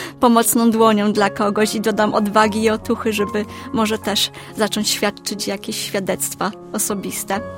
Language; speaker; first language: Polish; native; Polish